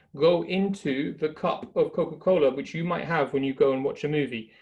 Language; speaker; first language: English; native; English